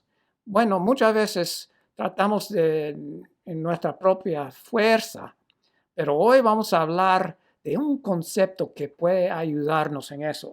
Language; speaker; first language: Spanish; non-native, fluent; English